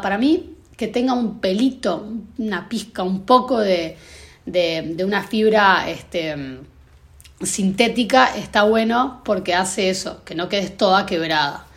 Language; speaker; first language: Spanish; native; Spanish